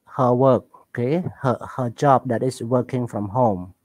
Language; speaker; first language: English; non-native, learner; Khmer